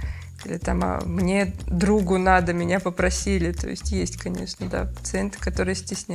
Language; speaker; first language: Russian; native; Russian